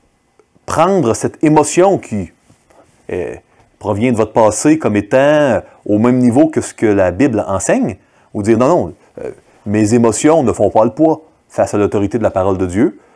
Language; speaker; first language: French; native; French